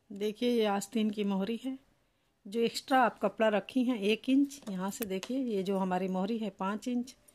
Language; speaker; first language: Hindi; native; Hindi